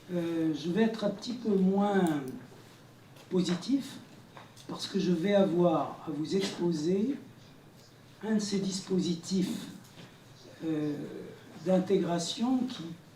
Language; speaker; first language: French; native; French